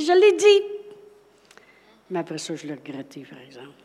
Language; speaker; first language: French; native; French